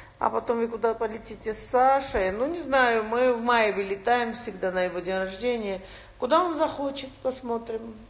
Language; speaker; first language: Russian; non-native, local second language; Georgian